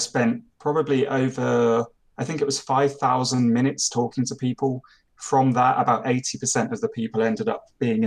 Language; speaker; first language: English; native; English